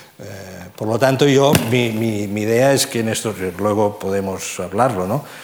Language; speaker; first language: Spanish; non-native, local second language; Catalan